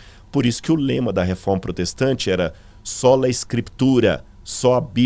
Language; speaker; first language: Portuguese; native; Portuguese